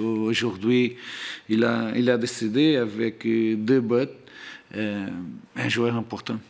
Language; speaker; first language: French; non-native, learner; Portuguese